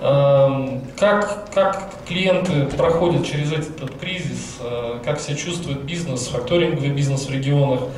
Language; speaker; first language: Russian; native; Russian